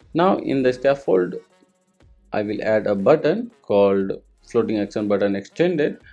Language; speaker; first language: English; non-native, local second language; Hindi